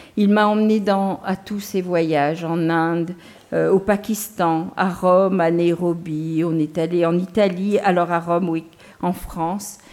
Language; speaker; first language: French; non-native, local second language; Gujarati